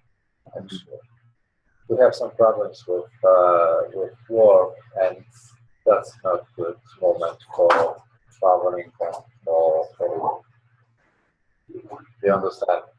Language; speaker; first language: English; non-native, learner; Polish